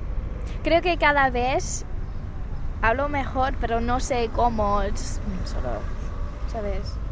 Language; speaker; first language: Spanish; non-native, fluent; English